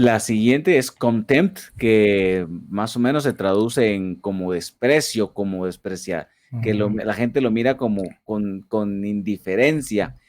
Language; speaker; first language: Spanish; native; Spanish